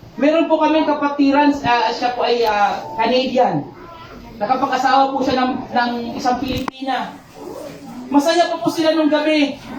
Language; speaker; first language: Filipino; non-native, local second language; Cebuano